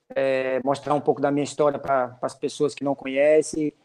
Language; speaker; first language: Portuguese; native; Portuguese